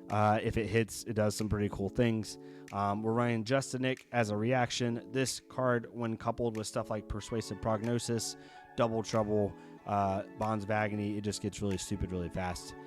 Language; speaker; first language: English; native; English